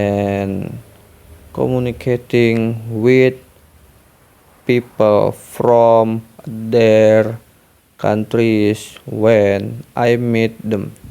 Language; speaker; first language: English; non-native, learner; Indonesian